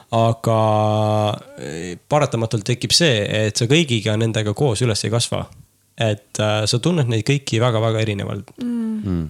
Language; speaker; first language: Estonian; native; Estonian